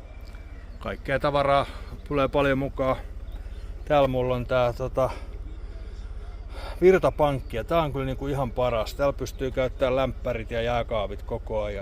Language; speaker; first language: Finnish; native; Finnish